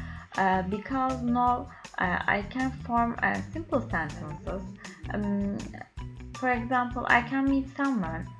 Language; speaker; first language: English; non-native, learner; Turkish